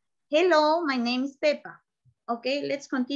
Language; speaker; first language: English; non-native, learner; Spanish